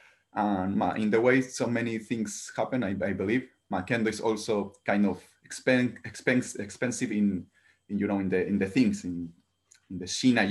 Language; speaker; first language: English; non-native, learner; Spanish